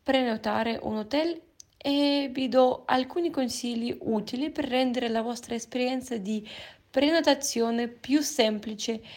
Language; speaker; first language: Italian; non-native, fluent; Russian